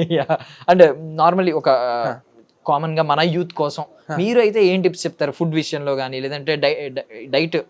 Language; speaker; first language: Telugu; native; Telugu